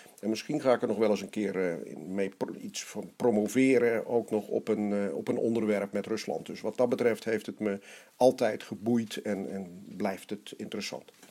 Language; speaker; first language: Dutch; native; Dutch